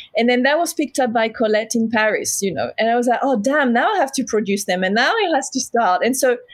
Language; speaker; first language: English; non-native, fluent; French